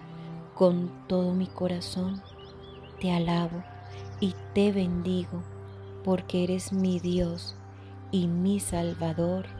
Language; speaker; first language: Spanish; native; Spanish